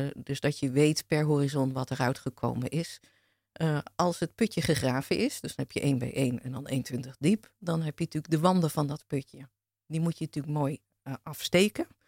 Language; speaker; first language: Dutch; native; Dutch